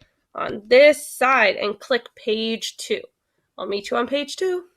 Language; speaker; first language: English; native; English